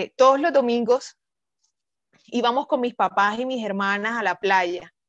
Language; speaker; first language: Spanish; native; Spanish